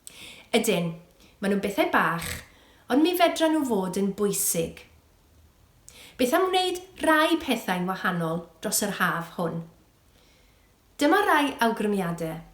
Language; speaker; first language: Welsh; native; Welsh